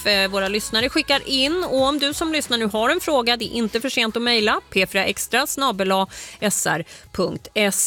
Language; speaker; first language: Swedish; native; Swedish